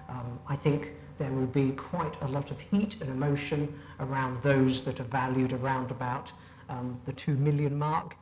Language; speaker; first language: English; native; English